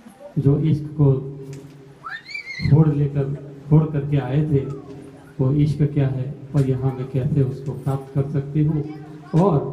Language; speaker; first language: Hindi; non-native, local second language; Gujarati